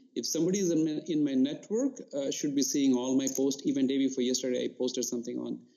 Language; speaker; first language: English; non-native, local second language; Bangla